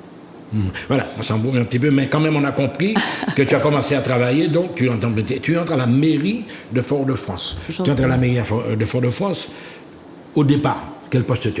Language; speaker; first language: French; native; French